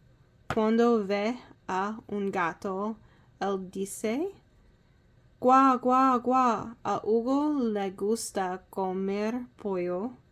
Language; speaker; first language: Spanish; non-native, learner; English